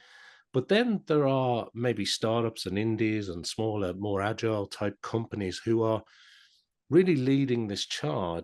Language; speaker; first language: English; native; English